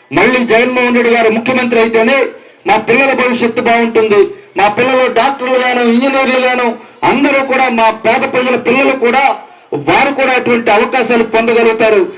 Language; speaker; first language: Telugu; native; Telugu